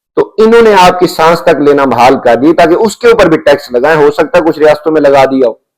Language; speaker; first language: Urdu; non-native, local second language; Punjabi